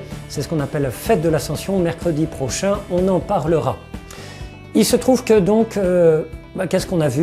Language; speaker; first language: French; native; French